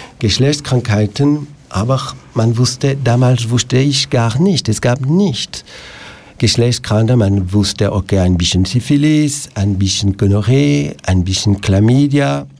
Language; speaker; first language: German; non-native, local second language; French